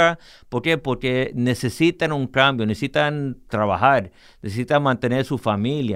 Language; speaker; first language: Spanish; early bilingual, heritage; English